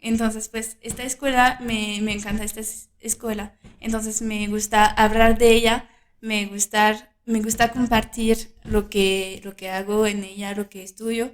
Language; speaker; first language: Spanish; non-native, fluent; French